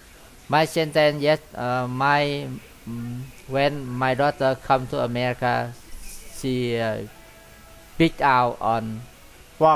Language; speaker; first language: English; non-native, learner; Vietnamese